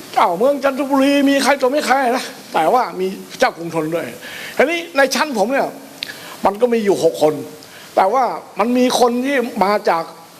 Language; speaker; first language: Thai; native; Thai